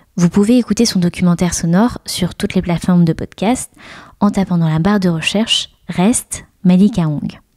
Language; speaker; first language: French; native; French